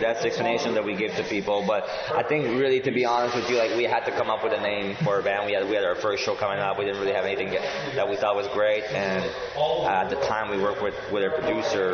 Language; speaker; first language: English; native; English